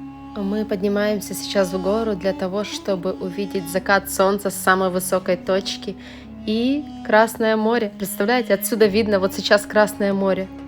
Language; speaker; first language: Russian; native; Russian